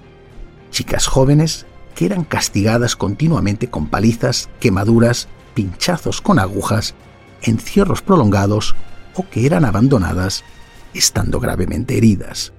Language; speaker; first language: Spanish; native; Spanish